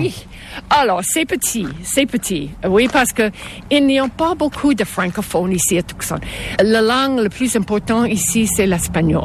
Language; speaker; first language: French; non-native, fluent; English